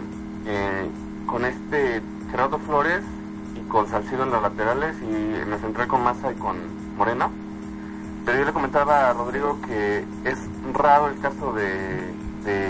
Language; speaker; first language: Spanish; native; Spanish